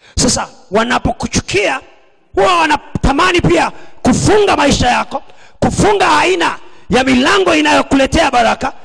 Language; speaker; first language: Swahili; native; Swahili